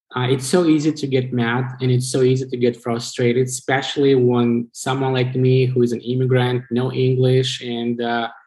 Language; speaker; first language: English; non-native, fluent; Romanian